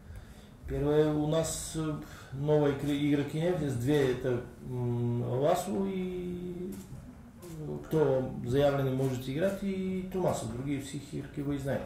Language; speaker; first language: Russian; non-native, learner; Bulgarian